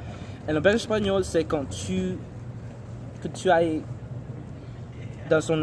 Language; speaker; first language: French; non-native, learner; English